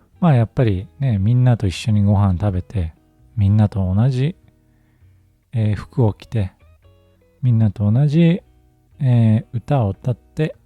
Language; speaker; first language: Japanese; native; Japanese